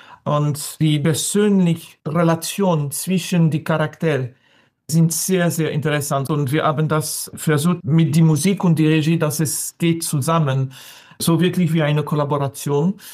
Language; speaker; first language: German; non-native, learner; French